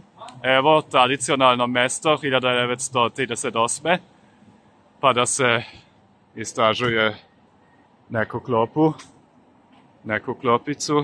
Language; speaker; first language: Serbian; non-native, fluent; German